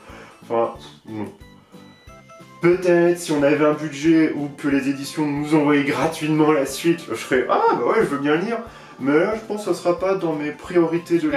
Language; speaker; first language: French; native; French